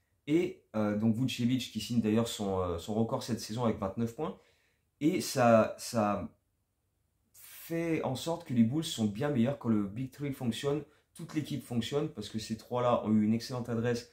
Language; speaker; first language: French; native; French